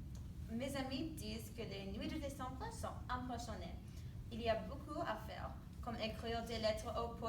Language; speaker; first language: French; non-native, learner; English